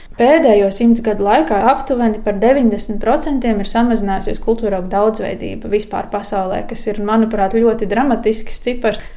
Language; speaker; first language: Latvian; native; Latvian